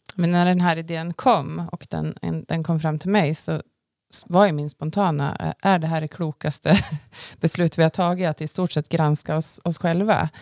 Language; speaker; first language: Swedish; native; Swedish